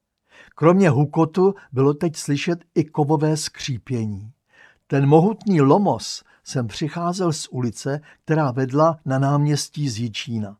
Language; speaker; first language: Czech; native; Czech